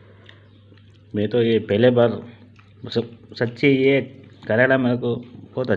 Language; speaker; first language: Hindi; non-native, local second language; Tamil